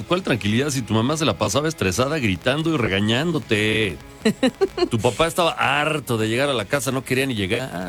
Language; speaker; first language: Spanish; native; Spanish